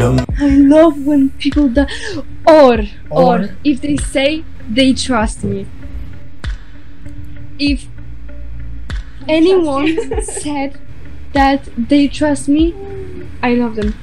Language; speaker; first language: English; non-native, learner; Polish